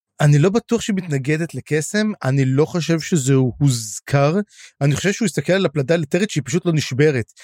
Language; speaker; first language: Hebrew; native; Hebrew